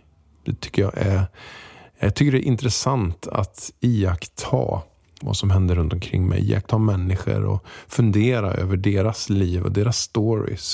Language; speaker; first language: Swedish; native; Swedish